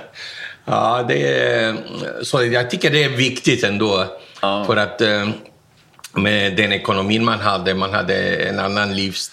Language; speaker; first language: Swedish; non-native, fluent; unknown